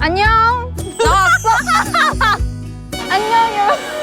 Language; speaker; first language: Korean; non-native, fluent; Chinese